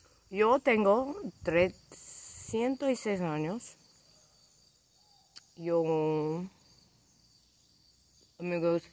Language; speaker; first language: Spanish; non-native, learner; English